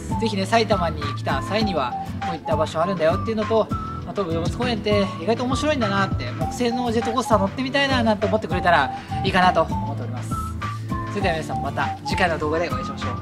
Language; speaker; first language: Japanese; native; Japanese